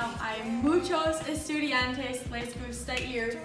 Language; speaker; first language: Spanish; non-native, learner; English